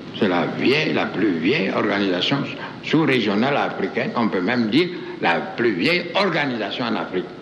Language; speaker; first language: French; non-native, local second language; Baoulé